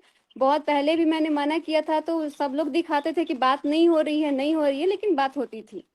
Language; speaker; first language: Hindi; native; Hindi